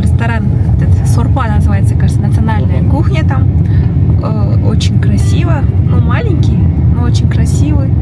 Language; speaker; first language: Russian; non-native, local second language; Kazakh